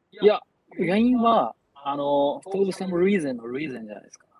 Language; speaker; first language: Japanese; non-native, fluent; Chinese